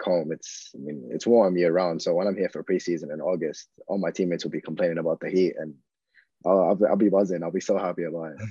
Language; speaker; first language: English; non-native, fluent; Arabic